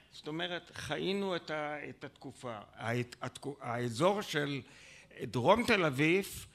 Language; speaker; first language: Hebrew; native; Hebrew